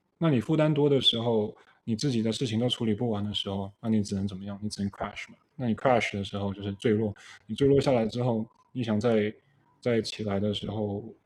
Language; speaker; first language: Chinese; early bilingual, heritage; Chinese